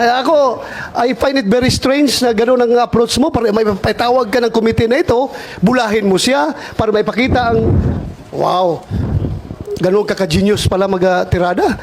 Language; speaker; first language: Filipino; non-native, local second language; Cebuano